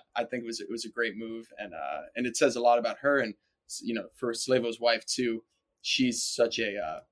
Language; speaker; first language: English; native; English